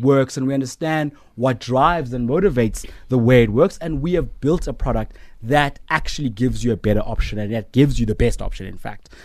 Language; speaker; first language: English; non-native, local second language; Zulu